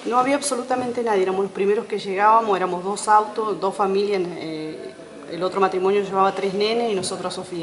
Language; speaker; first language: Spanish; native; Spanish